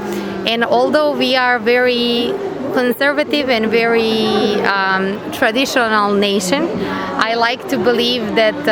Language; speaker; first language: English; non-native, fluent; Serbian